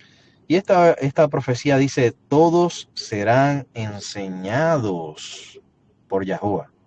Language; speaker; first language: Spanish; native; Spanish